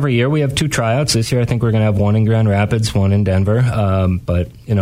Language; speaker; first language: English; native; English